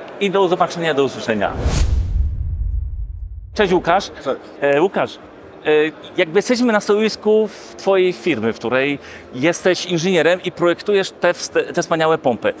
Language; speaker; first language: Polish; native; Polish